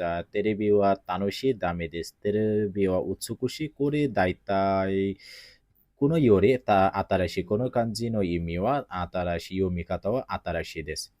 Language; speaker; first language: Japanese; non-native, learner; Bangla